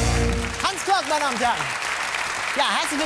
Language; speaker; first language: German; native; German